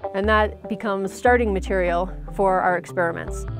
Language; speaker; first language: English; native; English